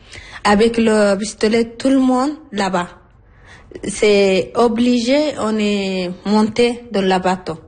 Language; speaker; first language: French; non-native, learner; Arabic